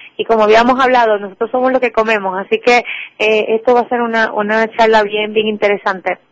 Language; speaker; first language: Spanish; native; Spanish